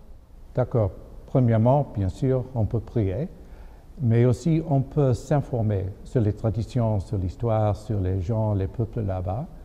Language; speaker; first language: French; non-native, fluent; English